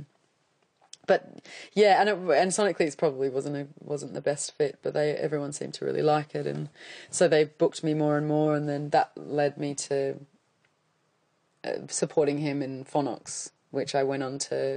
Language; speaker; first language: English; native; English